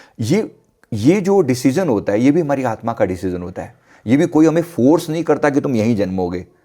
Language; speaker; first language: Hindi; native; Hindi